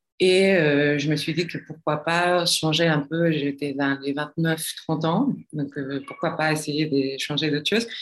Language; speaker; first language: French; non-native, fluent; Spanish